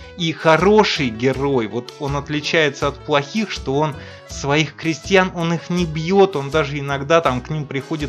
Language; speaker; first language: Russian; native; Russian